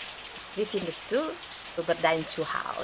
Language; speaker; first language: German; non-native, learner; Indonesian